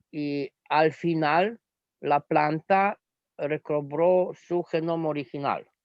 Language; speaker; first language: Spanish; non-native, fluent; Romanian